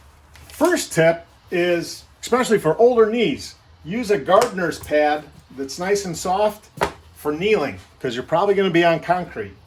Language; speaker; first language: English; native; English